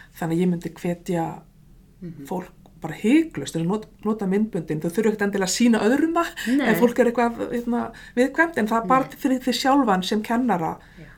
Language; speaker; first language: Icelandic; native; Icelandic